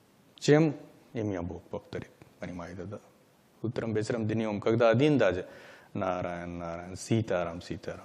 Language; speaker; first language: Russian; non-native, learner; Hindi